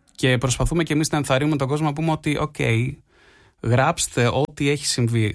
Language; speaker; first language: Greek; native; Greek